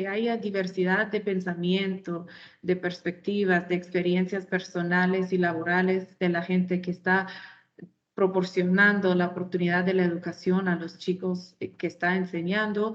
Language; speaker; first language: Spanish; non-native, fluent; English